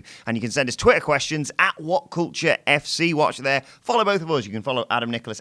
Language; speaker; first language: English; native; English